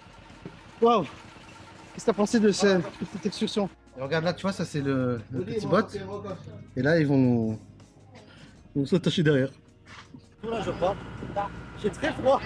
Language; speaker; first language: French; native; French